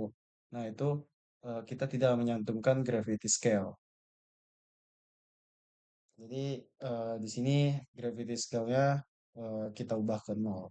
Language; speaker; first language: Indonesian; native; Indonesian